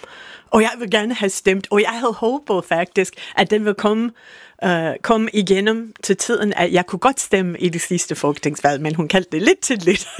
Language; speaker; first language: Danish; non-native, fluent; English